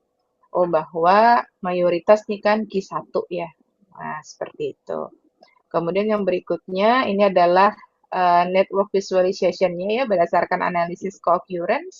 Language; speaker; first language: Indonesian; native; Indonesian